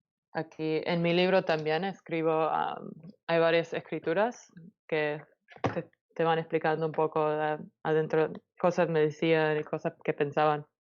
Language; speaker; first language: Spanish; early bilingual, heritage; Spanish